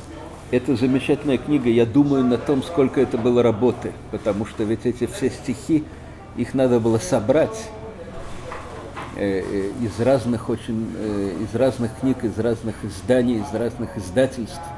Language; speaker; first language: Russian; native; Russian